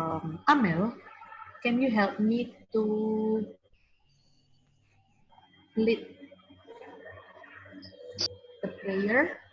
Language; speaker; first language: English; non-native, fluent; Indonesian